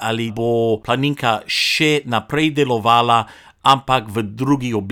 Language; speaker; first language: Slovenian; non-native, local second language; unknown